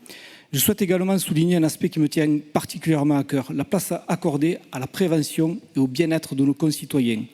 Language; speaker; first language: French; native; French